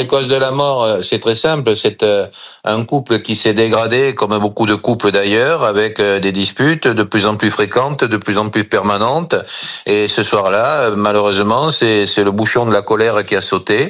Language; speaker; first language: French; native; French